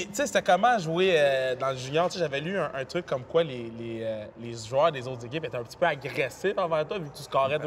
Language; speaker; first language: French; native; French